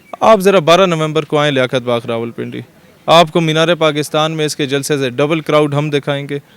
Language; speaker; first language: Urdu; non-native, local second language; Punjabi